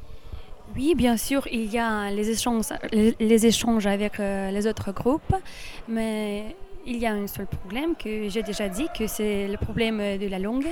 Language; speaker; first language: French; non-native, learner; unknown